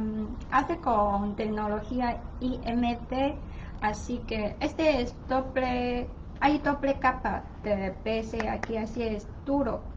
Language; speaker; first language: Spanish; non-native, learner; Chinese